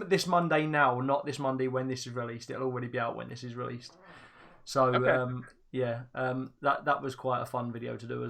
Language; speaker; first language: English; native; English